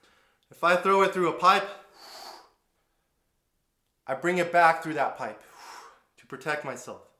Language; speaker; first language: English; native; English